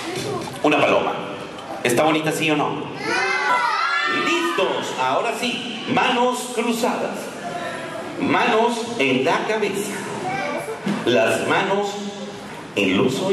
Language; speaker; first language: Spanish; native; Spanish